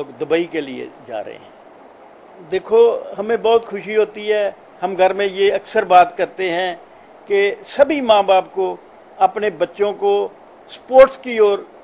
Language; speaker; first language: Hindi; non-native, local second language; Punjabi